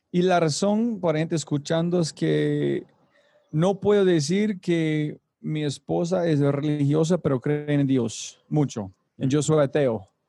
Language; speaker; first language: Spanish; non-native, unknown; English